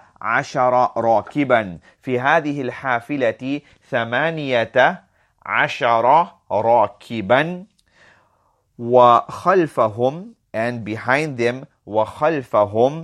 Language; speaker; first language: Arabic; non-native, fluent; English